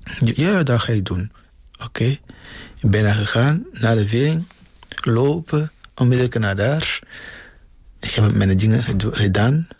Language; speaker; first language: Dutch; non-native, fluent; Ewe